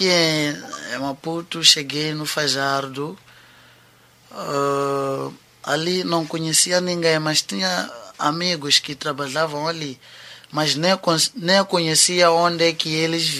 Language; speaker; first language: Portuguese; non-native, local second language; Tsonga